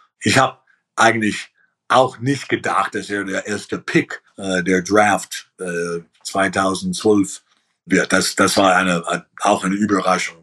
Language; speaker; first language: German; early bilingual, heritage; German